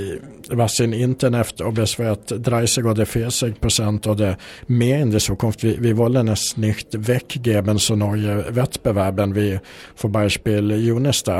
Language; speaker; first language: German; non-native, fluent; Swedish